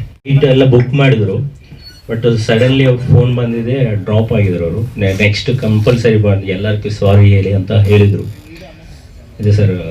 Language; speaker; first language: Kannada; non-native, fluent; Telugu